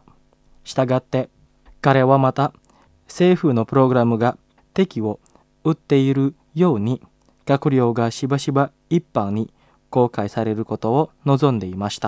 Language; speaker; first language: Japanese; non-native, fluent; Indonesian